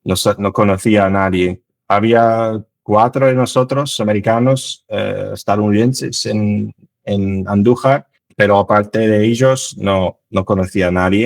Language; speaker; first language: Spanish; non-native, fluent; English